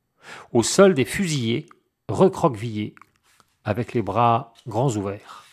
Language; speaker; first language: French; native; French